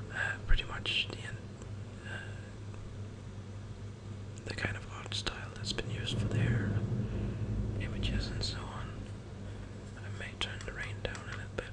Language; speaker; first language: English; non-native, fluent; Danish